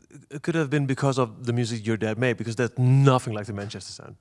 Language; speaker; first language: English; non-native, fluent; Dutch